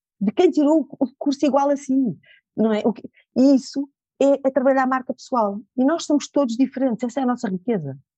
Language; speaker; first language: Portuguese; native; Portuguese